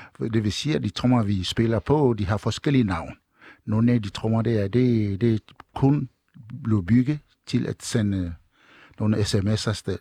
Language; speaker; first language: Danish; non-native, fluent; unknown